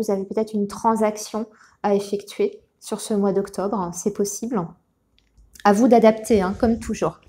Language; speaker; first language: French; native; French